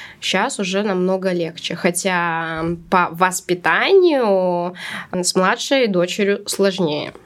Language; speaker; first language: Russian; non-native, local second language; Latvian